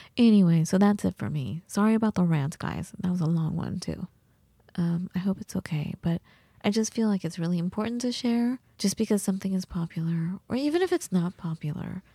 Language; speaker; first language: English; early bilingual, other home language; Persian